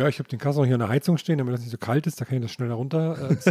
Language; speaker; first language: German; native; German